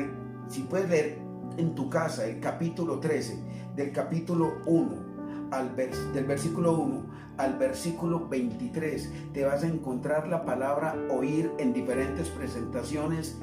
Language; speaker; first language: Spanish; native; Spanish